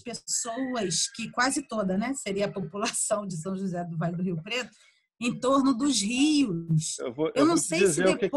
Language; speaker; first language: Portuguese; native; Portuguese